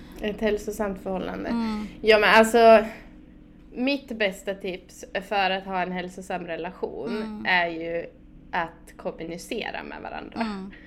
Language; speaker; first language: Swedish; native; Swedish